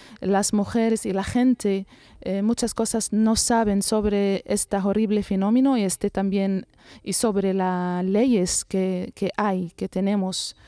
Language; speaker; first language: Spanish; non-native, learner; Arabic